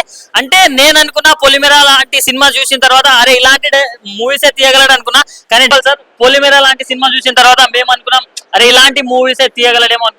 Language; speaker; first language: Telugu; native; Telugu